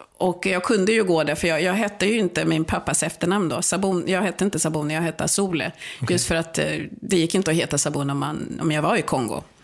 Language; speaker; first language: Swedish; early bilingual, other home language; Swahili